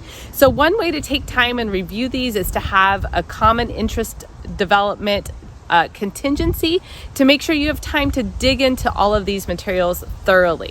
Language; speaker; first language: English; native; English